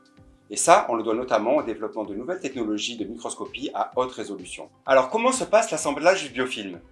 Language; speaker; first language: French; native; French